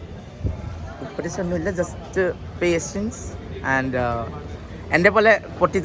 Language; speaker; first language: Malayalam; non-native, learner; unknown